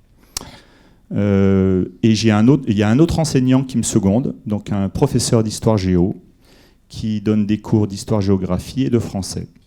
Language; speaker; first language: French; native; French